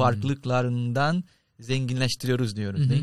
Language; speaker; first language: Turkish; non-native, learner; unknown